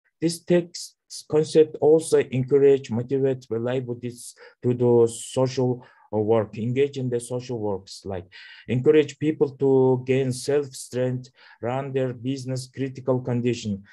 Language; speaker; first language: English; non-native, learner; Mongolian